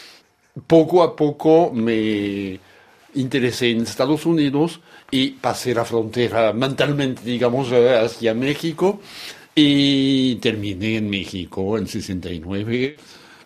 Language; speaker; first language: Spanish; non-native, fluent; French